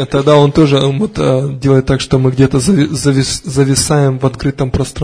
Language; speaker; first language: Russian; native; Russian